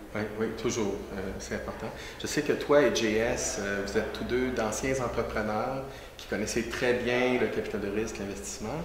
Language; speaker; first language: French; native; French